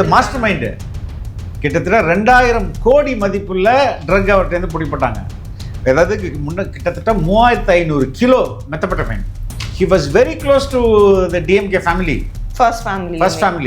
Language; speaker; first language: Tamil; native; Tamil